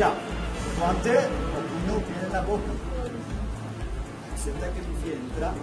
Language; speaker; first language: Spanish; non-native, learner; French